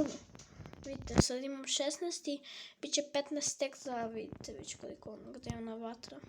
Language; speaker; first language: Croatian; early bilingual, heritage; Croatian